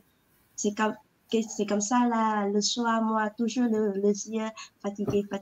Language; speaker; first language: French; non-native, learner; Vietnamese